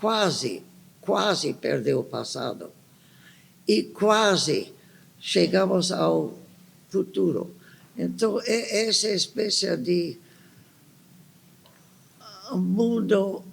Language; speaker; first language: Portuguese; non-native, fluent; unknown